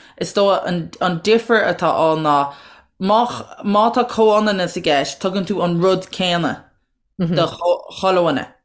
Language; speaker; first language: Irish; native; Irish